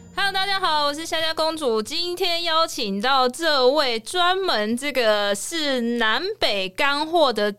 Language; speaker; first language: Chinese; native; Chinese